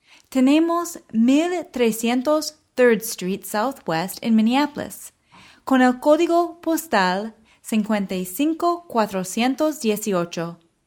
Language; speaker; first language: Spanish; non-native, fluent; English